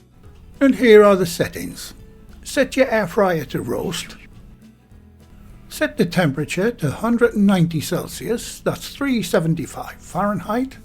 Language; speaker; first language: English; native; English